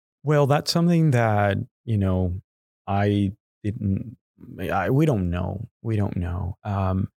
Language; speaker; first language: English; non-native, fluent; Spanish